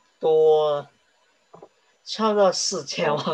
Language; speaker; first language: Chinese; early bilingual, heritage; Chinese